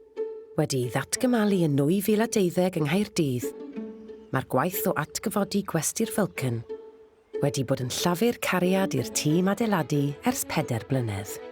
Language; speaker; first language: Welsh; native; Welsh